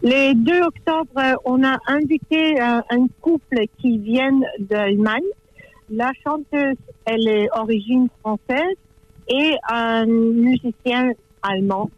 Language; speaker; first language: French; non-native, fluent; German